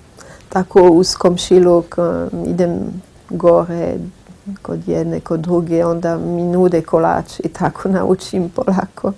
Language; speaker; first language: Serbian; non-native, fluent; French